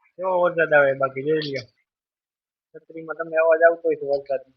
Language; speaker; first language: Gujarati; native; Gujarati